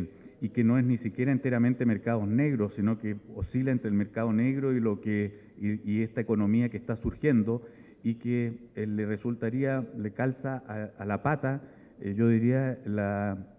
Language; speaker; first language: Spanish; native; Spanish